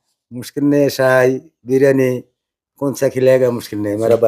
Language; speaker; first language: Hindi; non-native, learner; Bangla